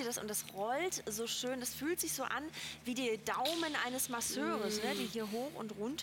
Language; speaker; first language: German; native; German